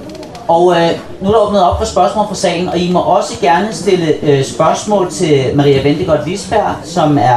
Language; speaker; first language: Danish; native; Danish